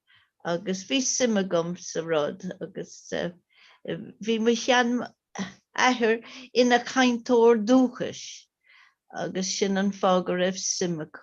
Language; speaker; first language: Irish; non-native, local second language; English